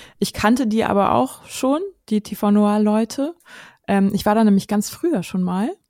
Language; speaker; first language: German; native; German